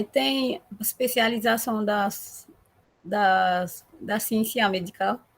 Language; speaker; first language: Portuguese; non-native, learner; Haitian Creole